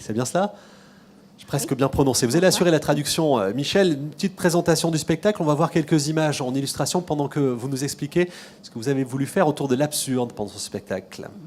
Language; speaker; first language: French; native; French